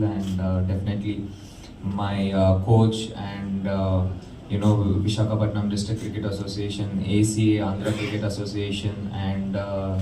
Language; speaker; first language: English; non-native, local second language; Telugu